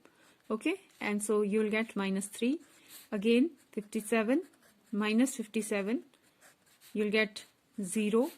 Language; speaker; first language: English; non-native, local second language; Hindi